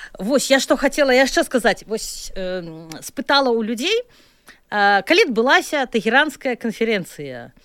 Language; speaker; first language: Belarusian; native; Belarusian